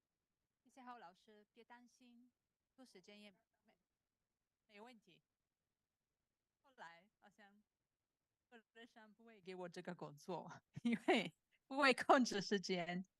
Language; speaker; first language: Chinese; non-native, fluent; Italian